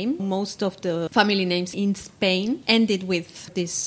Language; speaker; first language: English; non-native, fluent; Spanish